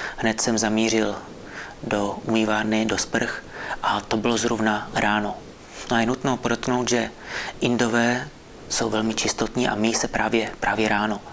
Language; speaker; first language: Czech; native; Czech